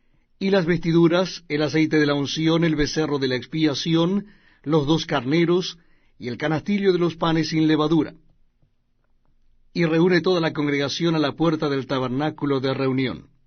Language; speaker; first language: Spanish; native; Spanish